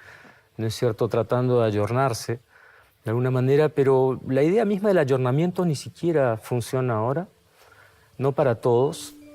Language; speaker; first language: Spanish; native; Spanish